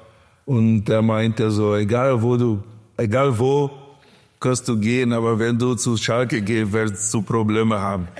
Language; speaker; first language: German; non-native, learner; Portuguese